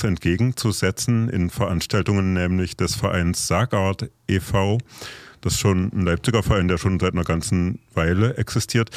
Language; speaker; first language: German; native; German